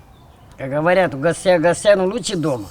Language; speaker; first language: Russian; non-native, local second language; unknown